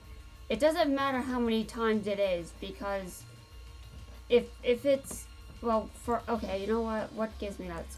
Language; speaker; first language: English; native; English